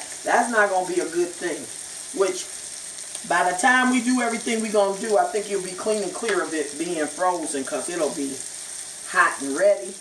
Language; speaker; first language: English; native; English